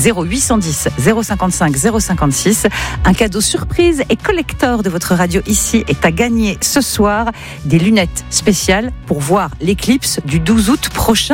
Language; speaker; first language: French; native; French